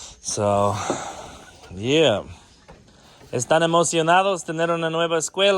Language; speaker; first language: Spanish; non-native, learner; English